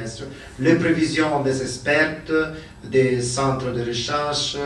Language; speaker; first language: French; non-native, learner; Italian